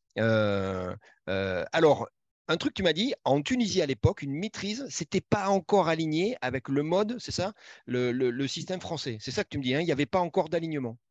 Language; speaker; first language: French; native; French